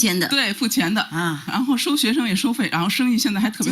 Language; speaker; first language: Chinese; native; Chinese